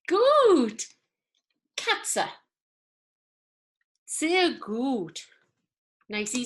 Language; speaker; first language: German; non-native, fluent; English